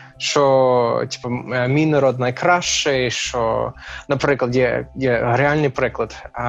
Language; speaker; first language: Ukrainian; non-native, fluent; English